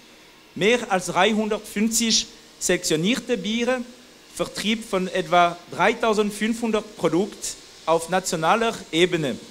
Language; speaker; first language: German; non-native, fluent; French